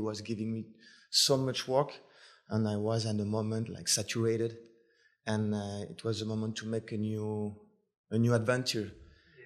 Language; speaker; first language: English; non-native, fluent; French